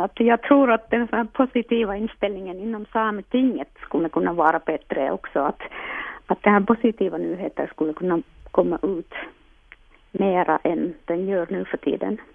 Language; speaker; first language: Swedish; non-native, local second language; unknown